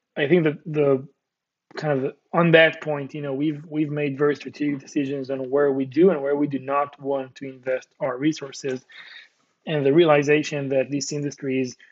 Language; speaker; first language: English; non-native, fluent; Hebrew